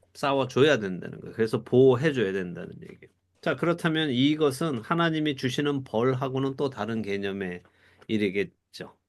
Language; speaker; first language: Korean; native; Korean